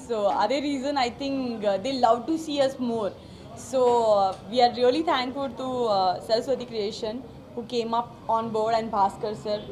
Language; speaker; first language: Telugu; non-native, local second language; Gujarati